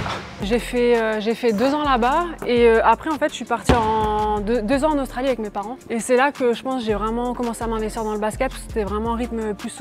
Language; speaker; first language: French; native; French